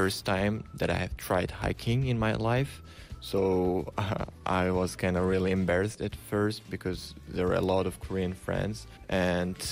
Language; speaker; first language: English; non-native, fluent; Uzbek